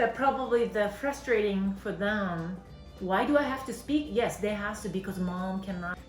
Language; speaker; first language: English; non-native, learner; Japanese